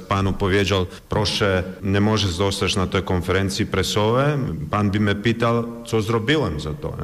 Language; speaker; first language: Polish; non-native, learner; Croatian